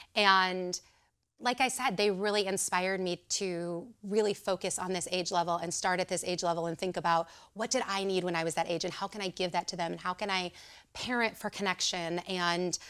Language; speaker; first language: English; native; English